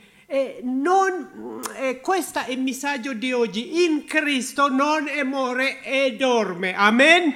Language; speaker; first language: Italian; non-native, learner; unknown